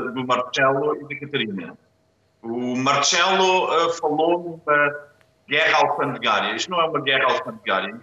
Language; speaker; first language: Portuguese; non-native, fluent; German